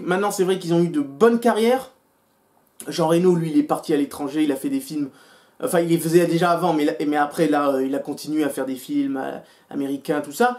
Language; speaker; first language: French; native; French